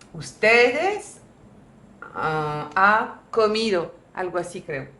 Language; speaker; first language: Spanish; non-native, learner; French